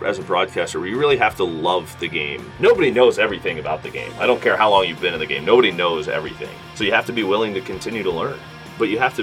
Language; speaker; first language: English; native; English